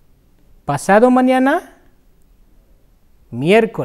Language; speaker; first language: Spanish; non-native, fluent; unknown